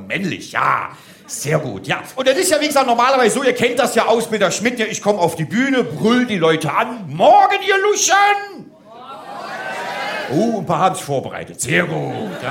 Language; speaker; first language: German; native; German